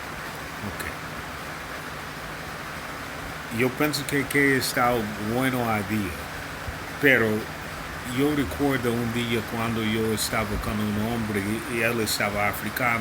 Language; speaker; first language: Spanish; non-native, learner; English